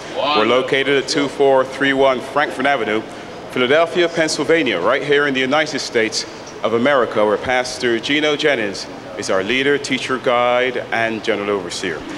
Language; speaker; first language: English; native; English